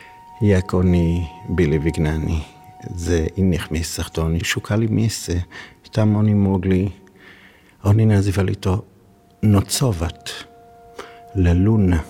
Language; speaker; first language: Polish; non-native, learner; Hebrew